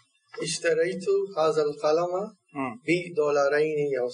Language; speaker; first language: Arabic; non-native, learner; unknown